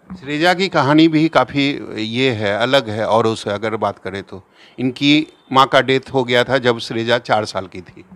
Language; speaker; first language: Hindi; native; Hindi